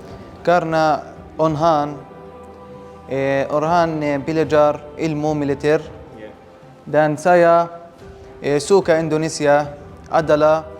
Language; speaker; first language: Indonesian; non-native, learner; Arabic